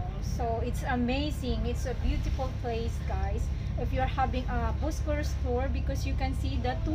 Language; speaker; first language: English; non-native, local second language; Filipino